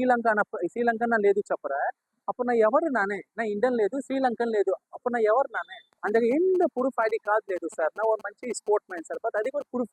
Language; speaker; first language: Telugu; non-native, learner; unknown